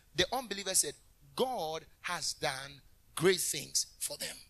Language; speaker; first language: English; non-native, local second language; Akan